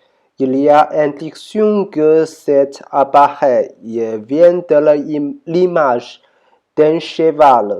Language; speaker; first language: French; non-native, learner; Chinese